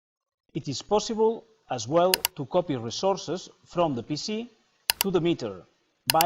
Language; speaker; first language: English; non-native, fluent; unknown